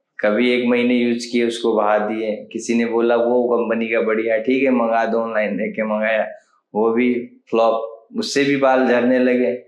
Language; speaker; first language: Hindi; native; Hindi